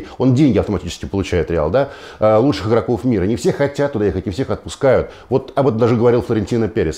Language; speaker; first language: Russian; native; Russian